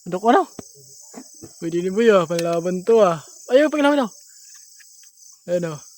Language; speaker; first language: Filipino; non-native, local second language; Masbatenyo